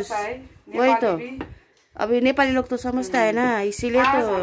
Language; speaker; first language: Hindi; non-native, local second language; Nepali